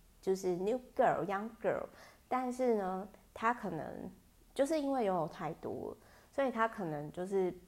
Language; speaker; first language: Chinese; native; Chinese